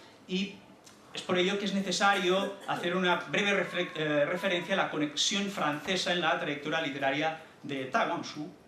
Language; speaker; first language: Spanish; native; Spanish